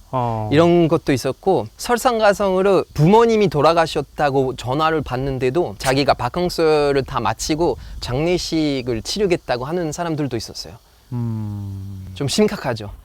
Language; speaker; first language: Korean; non-native, fluent; French